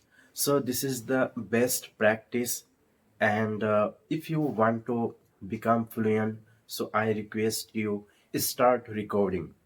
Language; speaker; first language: English; non-native, learner; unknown